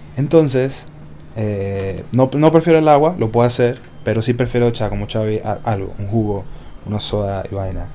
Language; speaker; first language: Spanish; native; Spanish